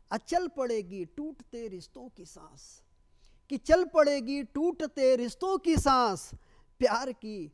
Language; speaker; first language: Hindi; native; Hindi